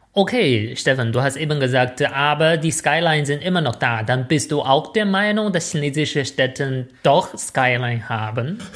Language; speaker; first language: German; non-native, fluent; Chinese